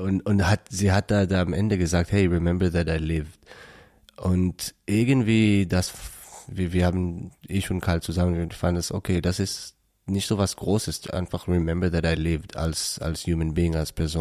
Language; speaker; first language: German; non-native, learner; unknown